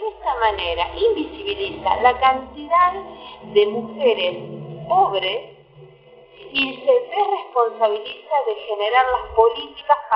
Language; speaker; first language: Spanish; native; Spanish